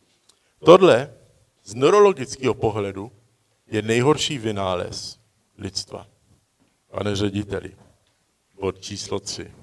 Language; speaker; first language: Czech; early bilingual, heritage; Czech